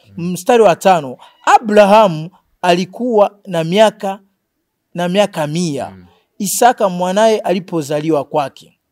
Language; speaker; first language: Swahili; non-native, local second language; Rundi